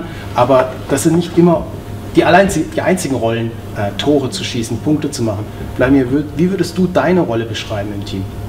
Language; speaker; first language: German; native; German